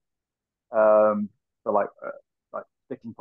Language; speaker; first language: English; native; English